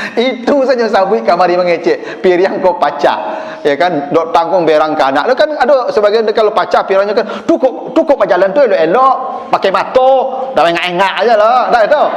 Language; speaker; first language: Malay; non-native, local second language; Minangkabau